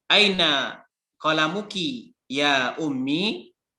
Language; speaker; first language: Arabic; non-native, fluent; Indonesian